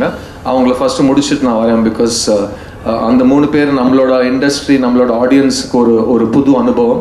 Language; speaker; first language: Tamil; native; Tamil